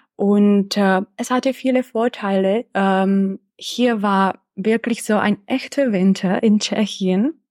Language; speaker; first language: German; non-native, fluent; Czech